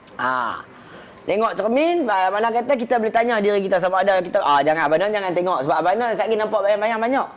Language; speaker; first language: Malay; native; Malay